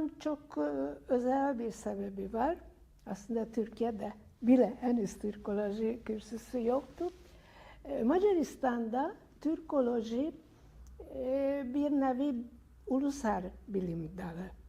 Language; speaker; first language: Turkish; non-native, fluent; Hungarian